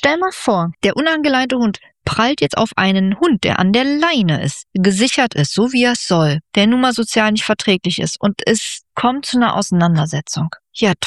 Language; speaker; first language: German; native; German